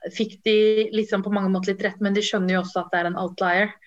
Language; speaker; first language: Norwegian; early bilingual, other home language; Tamil